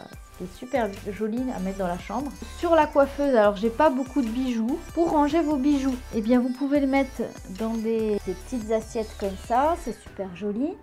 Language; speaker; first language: French; native; French